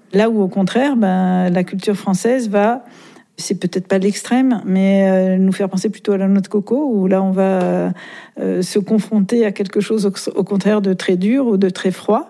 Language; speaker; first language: French; native; French